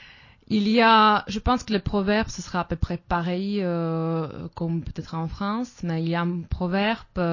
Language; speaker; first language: French; non-native, fluent; Czech